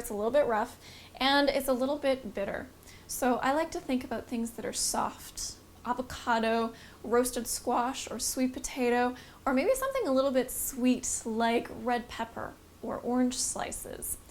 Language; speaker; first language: English; native; English